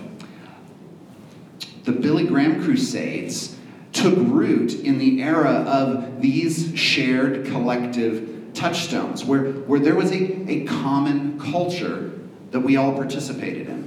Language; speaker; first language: English; native; English